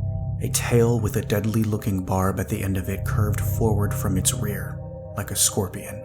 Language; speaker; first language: English; native; English